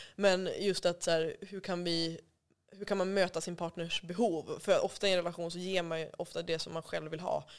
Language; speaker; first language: Swedish; native; Swedish